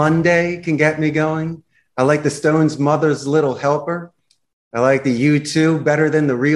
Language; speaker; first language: English; native; English